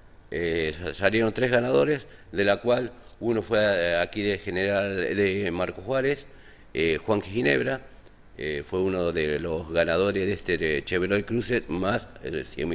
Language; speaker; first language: Spanish; native; Spanish